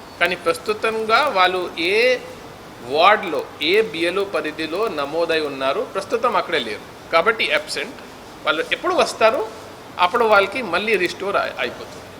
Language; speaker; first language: Telugu; non-native, fluent; Hindi